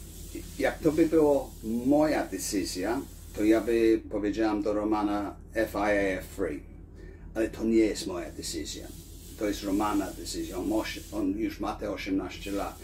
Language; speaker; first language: Polish; early bilingual, heritage; Polish